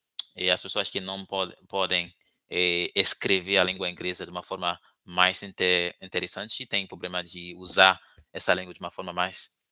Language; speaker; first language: Portuguese; non-native, fluent; Haitian Creole